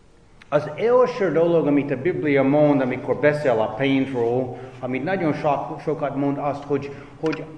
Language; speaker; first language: Hungarian; non-native, fluent; English